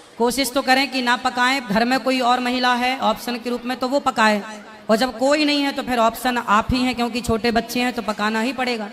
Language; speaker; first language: Hindi; native; Hindi